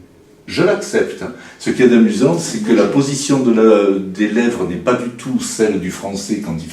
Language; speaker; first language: French; native; French